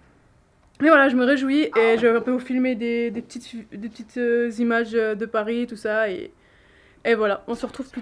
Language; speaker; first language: French; native; French